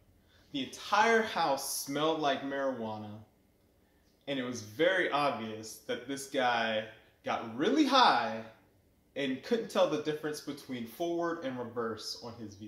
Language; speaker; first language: English; native; English